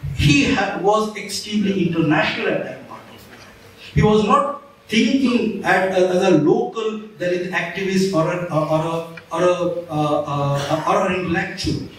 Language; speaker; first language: English; non-native, local second language; Marathi